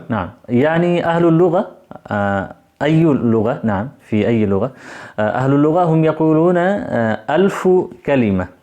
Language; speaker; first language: Arabic; non-native, fluent; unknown